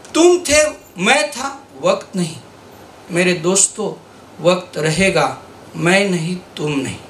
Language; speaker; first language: Hindi; non-native, local second language; Marathi